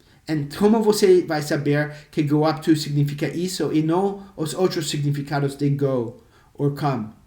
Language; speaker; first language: Portuguese; non-native, fluent; English